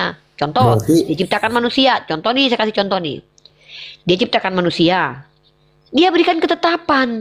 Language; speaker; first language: Indonesian; native; Indonesian